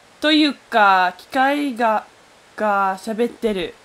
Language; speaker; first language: Japanese; non-native, learner; English